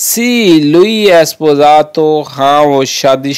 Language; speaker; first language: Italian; non-native, learner; Urdu